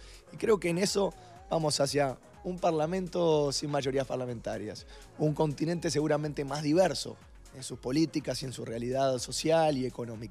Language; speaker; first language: Spanish; native; Spanish